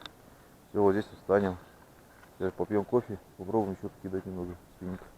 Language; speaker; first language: Russian; native; Russian